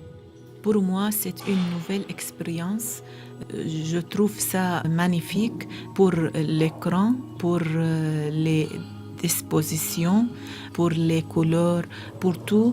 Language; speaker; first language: French; non-native, learner; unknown